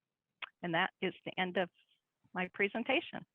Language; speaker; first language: English; native; English